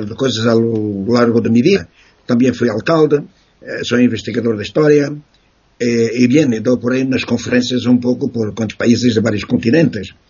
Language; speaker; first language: Spanish; non-native, fluent; Portuguese